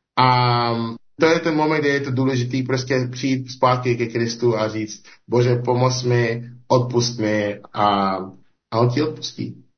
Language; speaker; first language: Czech; non-native, fluent; English